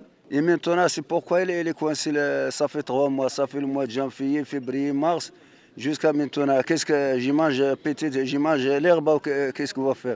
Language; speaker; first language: French; non-native, learner; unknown